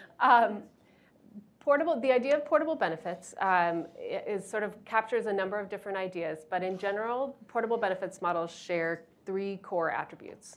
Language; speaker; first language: English; native; English